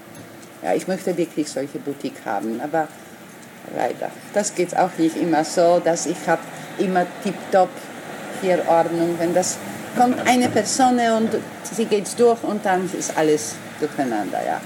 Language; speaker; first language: German; non-native, learner; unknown